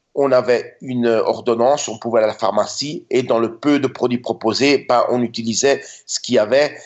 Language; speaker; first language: French; native; French